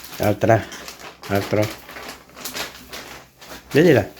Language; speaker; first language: Italian; non-native, learner; Filipino